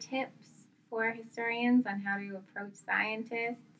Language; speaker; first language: English; native; English